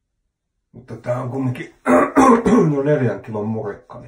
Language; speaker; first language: Finnish; native; Finnish